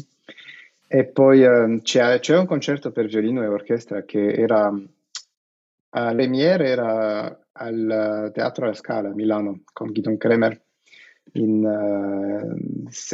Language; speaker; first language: Italian; non-native, fluent; Russian